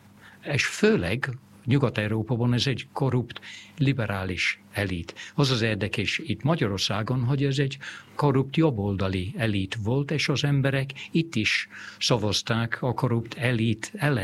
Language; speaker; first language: Hungarian; non-native, fluent; English